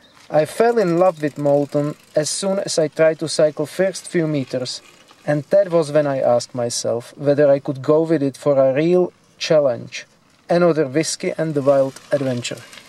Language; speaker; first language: English; non-native, fluent; Czech